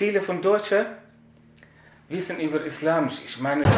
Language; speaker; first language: German; non-native, learner; Persian